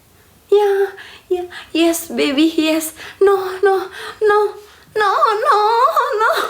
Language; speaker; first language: English; non-native, learner; Indonesian